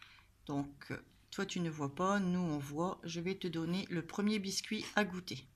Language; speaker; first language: French; native; French